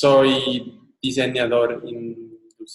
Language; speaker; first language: Spanish; non-native, learner; English